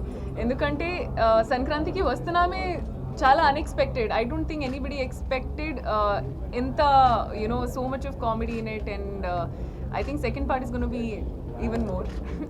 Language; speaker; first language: Telugu; non-native, learner; Haryanvi